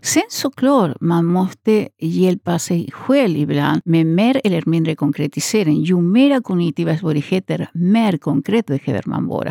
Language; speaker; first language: Swedish; non-native, fluent; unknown